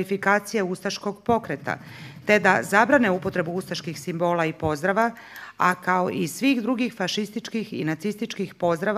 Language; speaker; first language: Croatian; native; Croatian